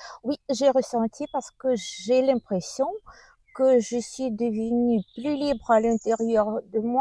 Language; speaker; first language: French; non-native, learner; Russian